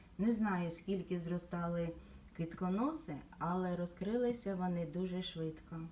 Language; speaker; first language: Ukrainian; native; Ukrainian